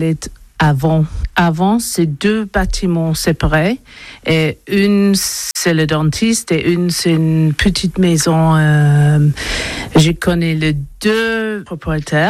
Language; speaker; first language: French; non-native, learner; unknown